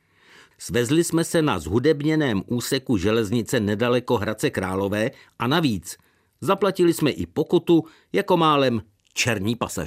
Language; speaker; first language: Czech; native; Czech